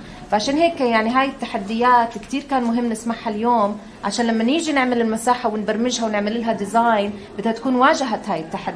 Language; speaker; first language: Arabic; native; Arabic